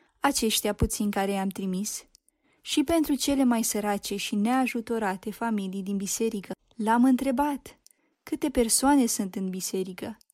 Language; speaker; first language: Romanian; native; Romanian